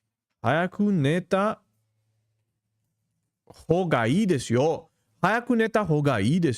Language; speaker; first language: Japanese; non-native, learner; Greek